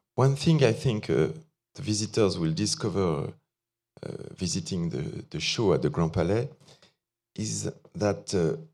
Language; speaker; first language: English; non-native, fluent; French